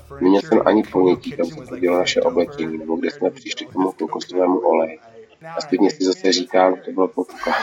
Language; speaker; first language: Czech; non-native, fluent; English